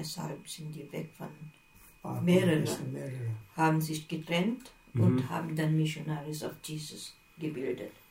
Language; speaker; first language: German; non-native, fluent; Filipino